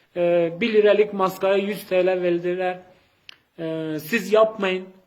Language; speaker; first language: Turkish; non-native, fluent; Persian